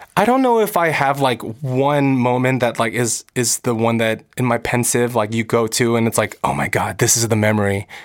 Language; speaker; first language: English; early bilingual, other home language; Korean